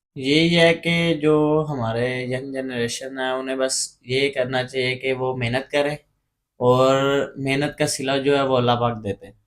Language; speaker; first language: Urdu; non-native, local second language; Punjabi